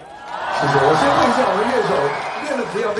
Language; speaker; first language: Chinese; native; Chinese